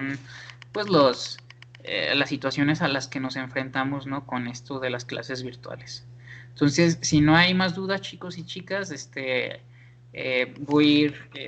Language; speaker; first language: Spanish; native; Spanish